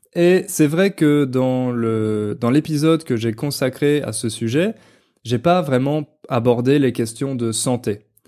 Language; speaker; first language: French; native; French